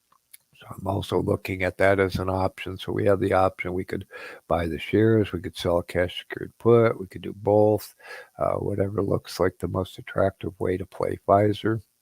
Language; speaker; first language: English; native; English